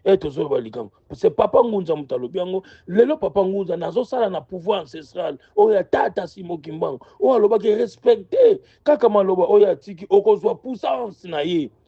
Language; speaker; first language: Lingala; non-native, local second language; Kongo